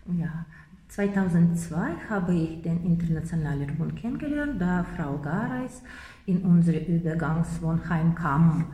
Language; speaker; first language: German; non-native, fluent; Russian